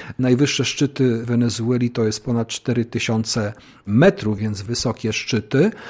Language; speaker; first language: Polish; native; Polish